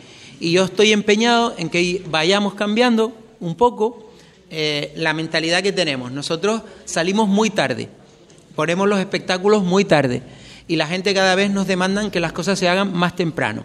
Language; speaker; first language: Spanish; native; Spanish